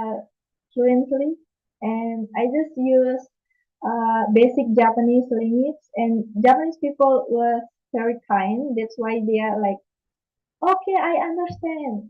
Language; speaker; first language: English; non-native, learner; Indonesian